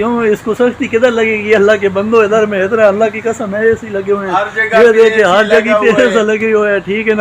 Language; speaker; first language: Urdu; non-native, local second language; Punjabi